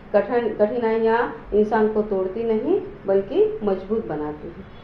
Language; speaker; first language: Hindi; non-native, local second language; Marathi